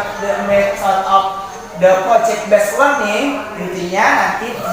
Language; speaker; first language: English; non-native, learner; Indonesian